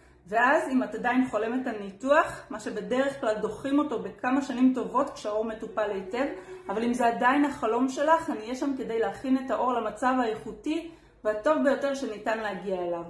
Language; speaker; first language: Hebrew; native; Hebrew